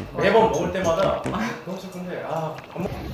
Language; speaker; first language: Korean; non-native, local second language; Chinese